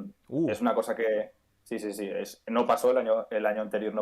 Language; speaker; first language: Spanish; native; Spanish